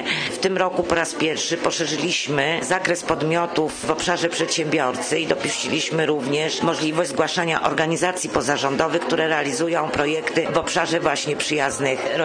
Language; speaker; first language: Polish; native; Polish